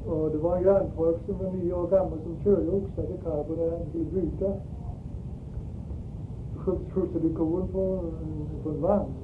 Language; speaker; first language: Swedish; early bilingual, heritage; Swedish